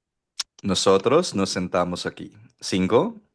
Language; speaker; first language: Spanish; non-native, fluent; Filipino